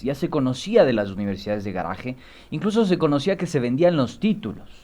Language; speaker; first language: Spanish; native; Spanish